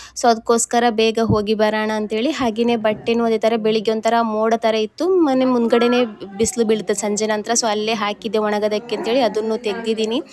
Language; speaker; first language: Kannada; non-native, local second language; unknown